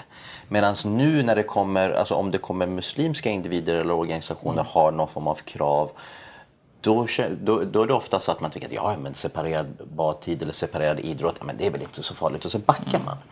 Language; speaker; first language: Swedish; early bilingual, other home language; Persian